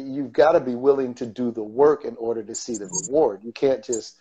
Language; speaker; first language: English; native; English